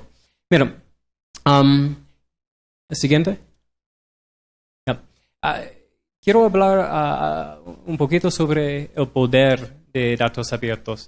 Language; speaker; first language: Spanish; non-native, learner; English